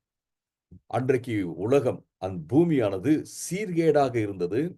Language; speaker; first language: Tamil; native; Tamil